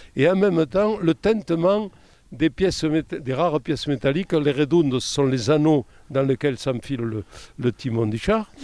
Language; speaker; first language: French; native; French